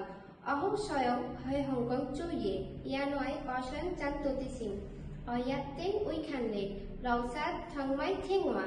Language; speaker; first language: Cantonese; non-native, learner; Bangla